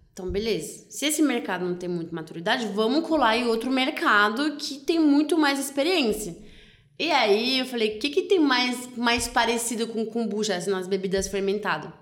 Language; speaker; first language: Portuguese; non-native, fluent; French